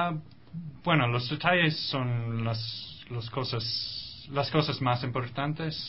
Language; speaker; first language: Spanish; non-native, fluent; English